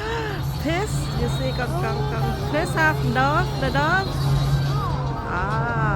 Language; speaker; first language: English; non-native, learner; Vietnamese